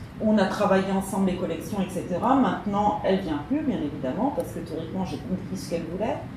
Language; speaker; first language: French; native; French